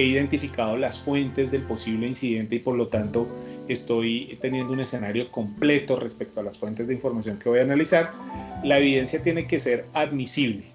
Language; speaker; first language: Spanish; native; Spanish